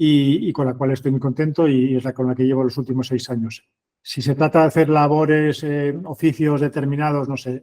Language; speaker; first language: Spanish; native; Spanish